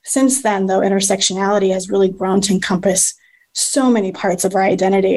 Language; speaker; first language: English; native; English